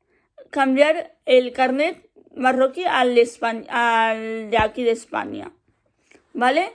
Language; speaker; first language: Spanish; early bilingual, other home language; Arabic